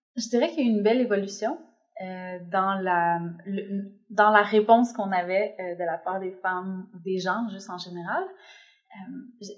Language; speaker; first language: French; native; French